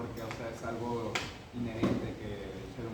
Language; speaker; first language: Spanish; native; Spanish